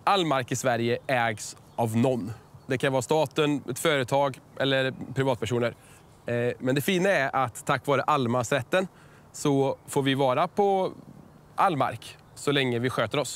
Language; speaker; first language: Swedish; native; Swedish